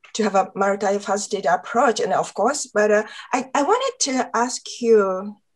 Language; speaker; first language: English; non-native, fluent; Japanese